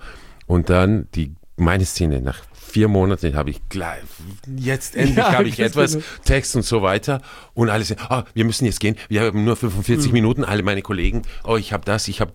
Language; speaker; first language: German; non-native, fluent; Croatian